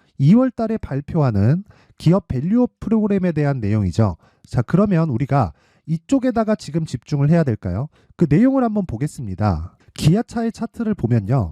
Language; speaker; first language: Korean; native; Korean